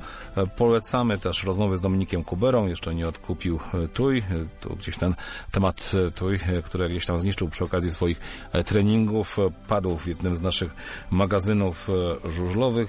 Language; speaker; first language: Polish; native; Polish